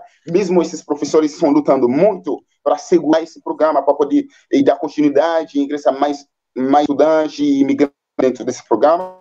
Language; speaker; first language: Portuguese; non-native, fluent; Haitian Creole